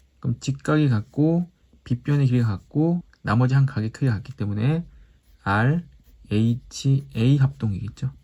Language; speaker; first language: Korean; native; Korean